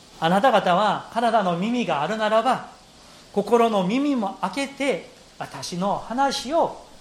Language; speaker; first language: Japanese; non-native, fluent; Korean